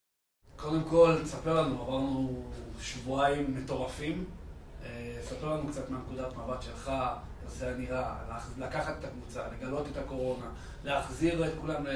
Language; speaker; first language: Hebrew; native; Hebrew